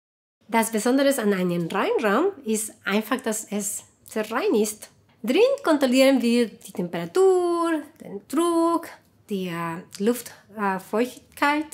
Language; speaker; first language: German; non-native, fluent; Spanish